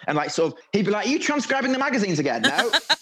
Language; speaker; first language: English; native; English